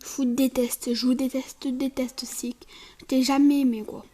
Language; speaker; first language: French; native; French